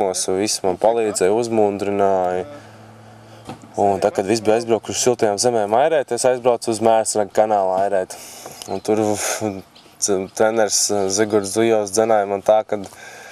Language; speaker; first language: Latvian; native; Latvian